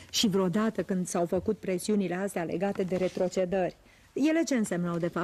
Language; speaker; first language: Romanian; native; Romanian